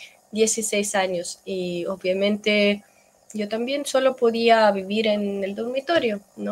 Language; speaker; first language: Spanish; non-native, fluent; Russian